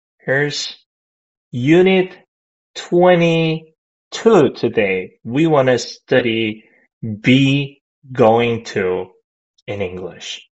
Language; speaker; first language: English; non-native, fluent; Korean